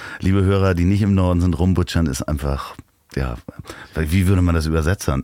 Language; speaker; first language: German; native; German